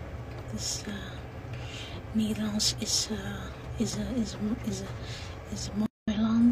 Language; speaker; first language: Dutch; non-native, learner; Somali